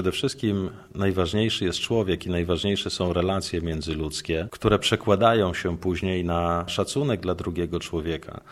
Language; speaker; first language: Polish; native; Polish